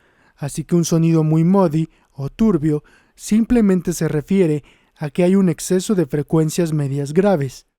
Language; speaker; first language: Spanish; native; Spanish